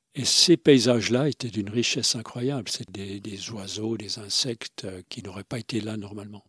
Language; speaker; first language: French; non-native, local second language; Swiss German